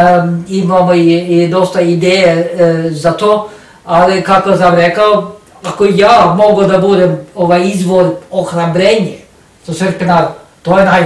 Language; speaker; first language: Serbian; non-native, learner; Norwegian